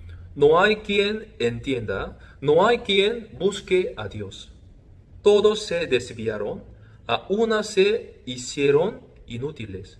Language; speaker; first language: Spanish; non-native, fluent; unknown